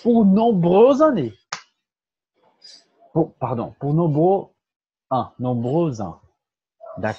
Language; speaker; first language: French; non-native, fluent; Portuguese